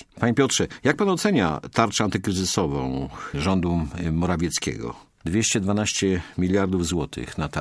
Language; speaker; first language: Polish; native; Polish